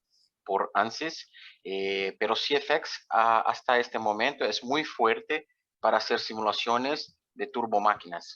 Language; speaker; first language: Spanish; non-native, fluent; Portuguese